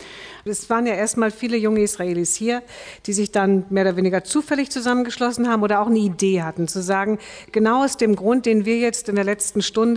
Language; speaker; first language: German; native; German